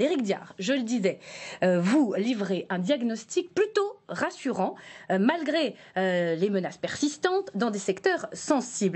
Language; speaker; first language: French; native; French